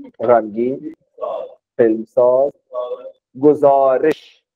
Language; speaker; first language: Persian; non-native, fluent; Urdu